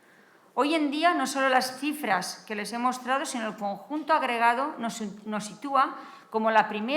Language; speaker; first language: Spanish; native; Spanish